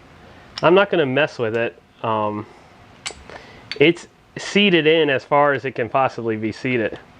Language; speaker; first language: English; native; English